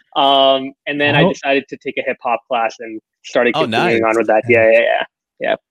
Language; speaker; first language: English; early bilingual, other home language; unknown